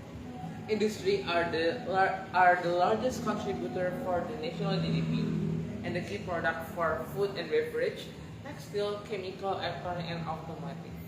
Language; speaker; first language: English; non-native, learner; Indonesian